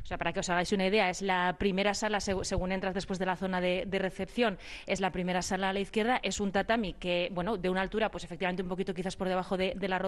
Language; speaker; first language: Spanish; native; Spanish